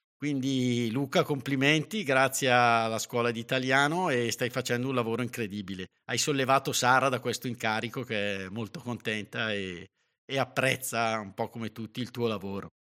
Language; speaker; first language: Italian; native; Italian